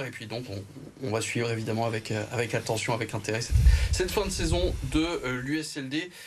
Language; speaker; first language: French; native; French